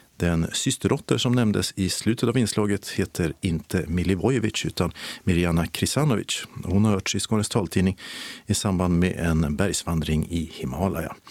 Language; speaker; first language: Swedish; native; Swedish